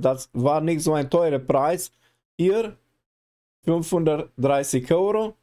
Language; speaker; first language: German; non-native, learner; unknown